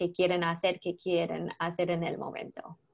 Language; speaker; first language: Spanish; non-native, learner; English